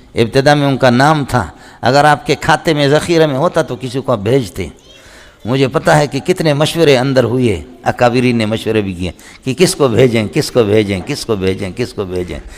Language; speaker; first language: Urdu; non-native, local second language; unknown